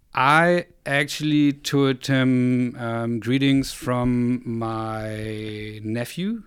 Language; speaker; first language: English; non-native, fluent; German